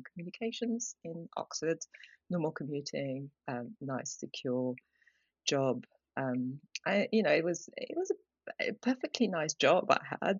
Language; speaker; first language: English; non-native, fluent; French